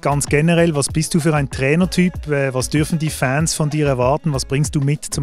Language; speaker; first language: German; native; German